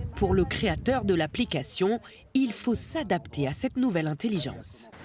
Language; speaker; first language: French; native; French